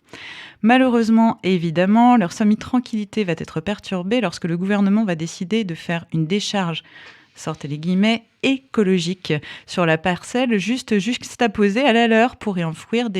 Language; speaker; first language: French; native; French